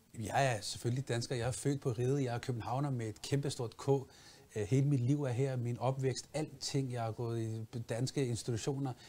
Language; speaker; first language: Danish; early bilingual, other home language; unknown